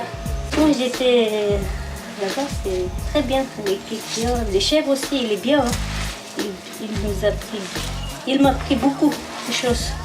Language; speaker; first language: French; non-native, learner; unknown